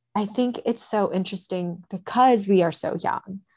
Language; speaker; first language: English; non-native, local second language; Japanese